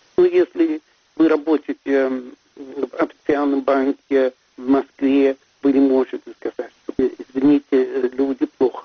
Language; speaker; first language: Russian; non-native, fluent; Swedish